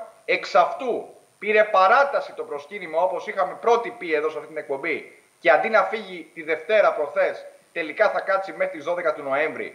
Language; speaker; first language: Greek; native; Greek